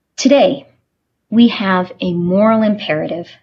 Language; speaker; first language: English; native; English